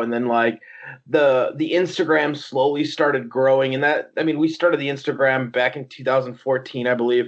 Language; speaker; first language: English; native; English